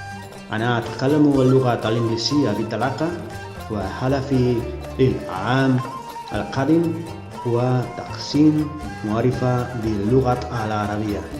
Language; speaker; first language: Arabic; non-native, learner; Spanish